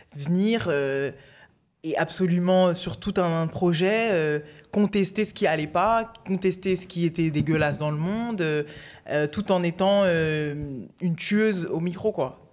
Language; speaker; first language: French; native; French